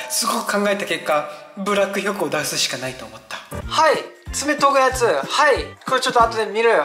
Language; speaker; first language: Japanese; non-native, fluent; Korean